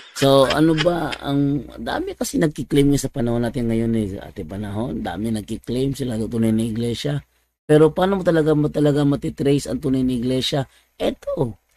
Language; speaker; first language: Filipino; non-native, local second language; Cebuano